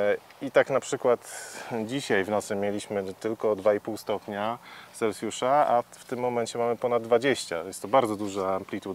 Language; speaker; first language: Polish; native; Polish